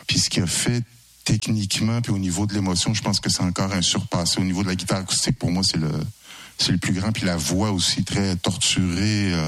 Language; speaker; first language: French; native; French